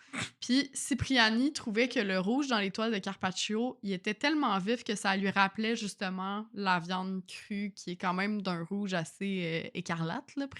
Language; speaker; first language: French; native; French